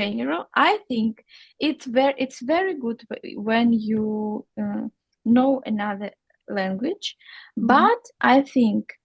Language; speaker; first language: English; non-native, learner; Russian